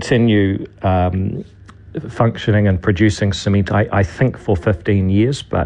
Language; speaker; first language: English; native; English